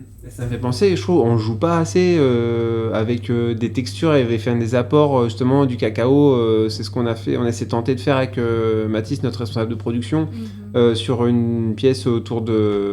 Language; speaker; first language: French; native; French